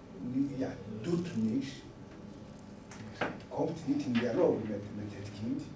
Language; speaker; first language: Dutch; non-native, fluent; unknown